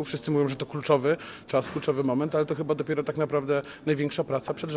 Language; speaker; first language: Polish; native; Polish